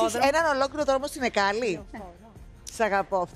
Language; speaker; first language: Greek; native; Greek